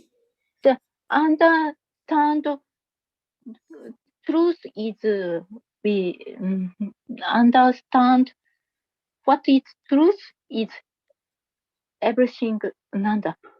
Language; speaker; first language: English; non-native, learner; Japanese